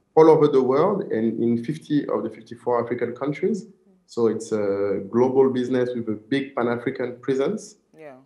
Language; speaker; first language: English; non-native, fluent; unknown